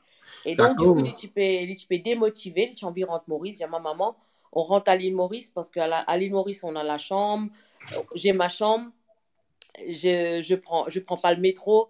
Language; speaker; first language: French; non-native, local second language; Morisyen